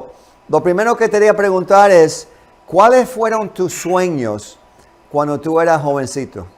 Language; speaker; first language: Spanish; non-native, fluent; English